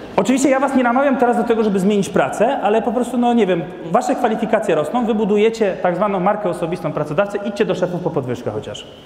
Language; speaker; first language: Polish; non-native, fluent; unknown